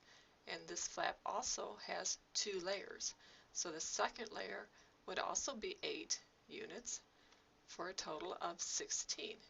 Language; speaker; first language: English; native; English